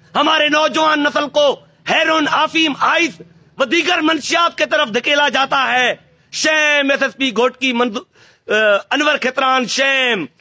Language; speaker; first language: Urdu; non-native, local second language; Sindhi